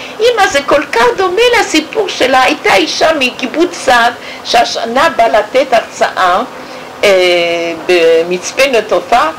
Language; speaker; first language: Hebrew; non-native, fluent; French